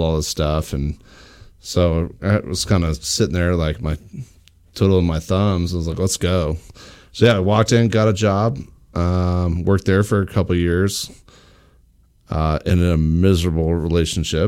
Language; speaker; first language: English; native; English